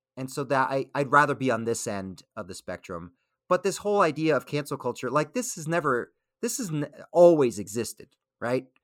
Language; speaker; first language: English; early bilingual, other home language; Spanish